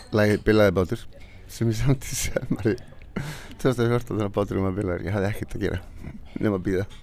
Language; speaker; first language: Icelandic; native; Icelandic